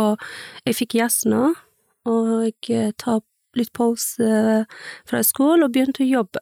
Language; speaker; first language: Norwegian; early bilingual, other home language; Persian